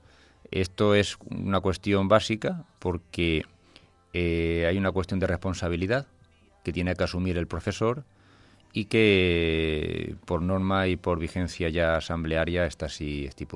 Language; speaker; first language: Spanish; native; Spanish